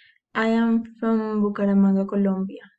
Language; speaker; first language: English; non-native, learner; Spanish